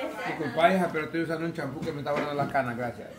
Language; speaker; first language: Spanish; native; Spanish